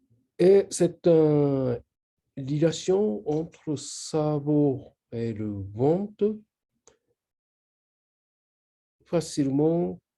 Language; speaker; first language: French; non-native, learner; Japanese